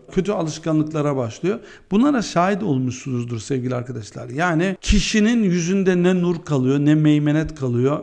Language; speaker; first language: Turkish; early bilingual, heritage; Turkish